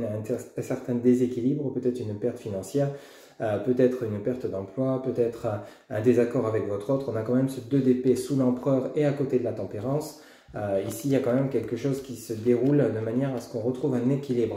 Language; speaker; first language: French; native; French